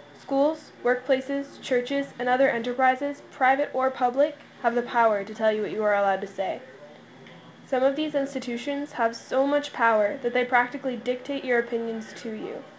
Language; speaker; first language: English; native; English